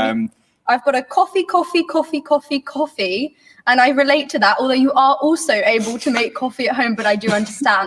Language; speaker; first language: English; native; English